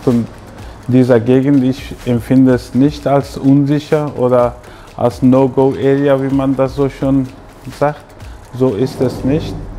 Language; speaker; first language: German; non-native, fluent; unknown